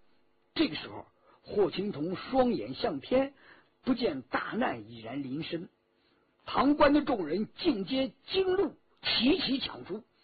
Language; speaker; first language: Chinese; native; Chinese